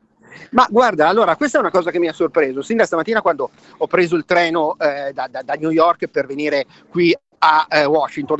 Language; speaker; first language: Italian; native; Italian